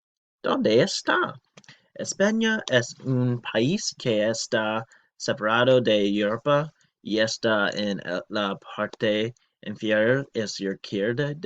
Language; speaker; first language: Spanish; non-native, learner; English